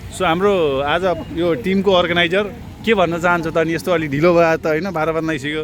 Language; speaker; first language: Nepali; native; Nepali